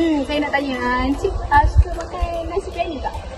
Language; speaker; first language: Malay; native; Malay